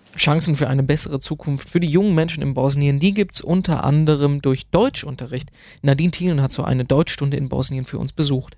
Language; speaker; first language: German; native; German